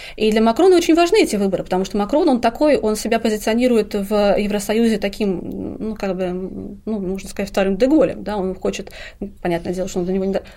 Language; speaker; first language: Russian; native; Russian